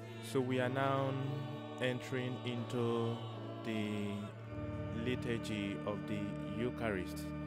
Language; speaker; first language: English; non-native, local second language; Igbo